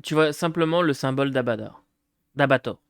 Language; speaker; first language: French; native; French